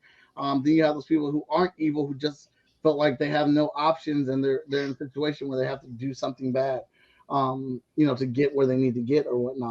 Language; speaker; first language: English; native; English